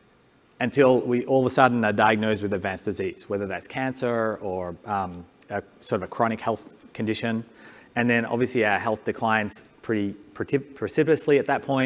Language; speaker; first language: English; native; English